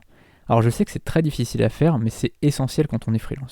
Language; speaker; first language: French; native; French